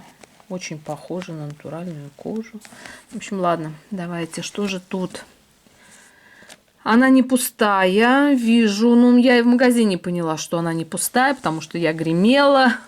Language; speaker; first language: Russian; native; Russian